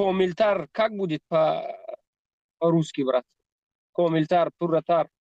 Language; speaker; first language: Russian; non-native, learner; Tajik